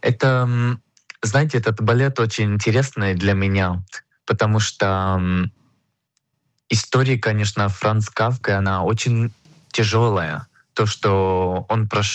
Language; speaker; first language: Russian; non-native, fluent; Hebrew